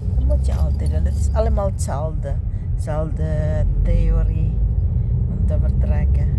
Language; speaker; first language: Dutch; non-native, learner; Filipino